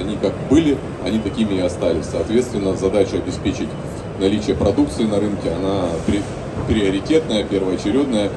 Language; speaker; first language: Russian; native; Russian